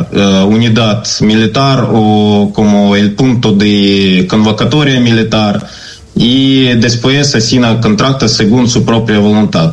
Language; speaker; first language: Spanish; non-native, learner; Ukrainian